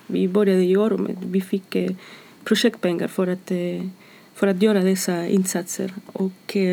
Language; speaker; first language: Swedish; non-native, fluent; Spanish